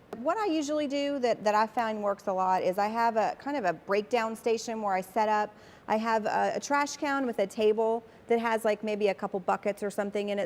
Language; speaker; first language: English; native; English